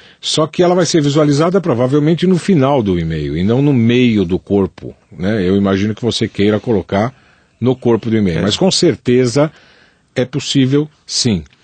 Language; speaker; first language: Portuguese; native; Portuguese